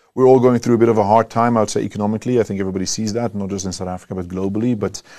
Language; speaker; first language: English; non-native, fluent; Dutch